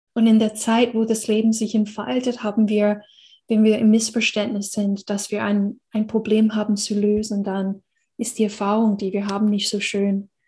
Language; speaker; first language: German; non-native, fluent; English